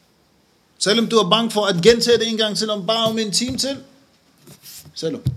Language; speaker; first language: Danish; non-native, fluent; Arabic